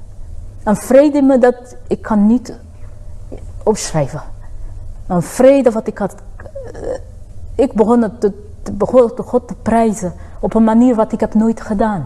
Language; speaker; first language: Dutch; non-native, fluent; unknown